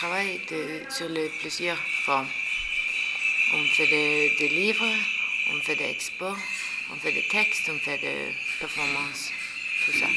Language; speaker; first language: French; non-native, learner; Norwegian